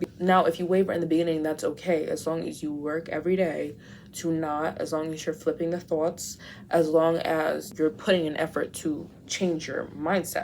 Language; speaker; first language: English; native; English